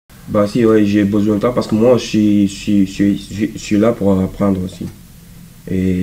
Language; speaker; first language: French; non-native, local second language; Wolof